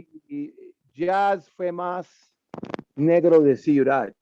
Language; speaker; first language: Spanish; non-native, learner; English